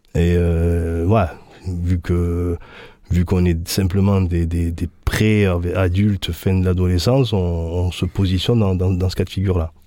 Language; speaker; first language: French; native; French